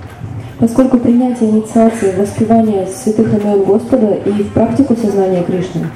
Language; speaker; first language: Russian; native; Russian